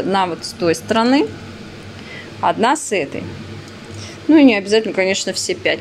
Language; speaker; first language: Russian; native; Russian